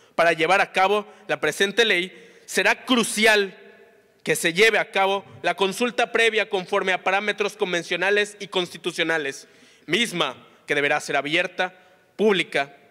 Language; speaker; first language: Spanish; native; Spanish